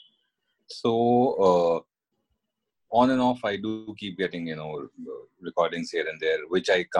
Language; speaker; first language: English; non-native, local second language; Hindi